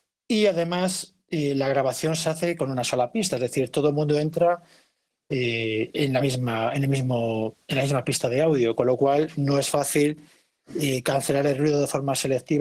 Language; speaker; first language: Spanish; native; Spanish